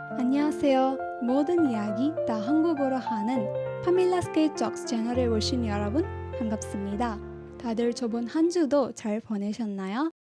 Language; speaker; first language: Korean; non-native, fluent; Tamil